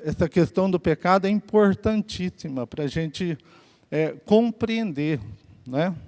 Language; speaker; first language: Portuguese; native; Portuguese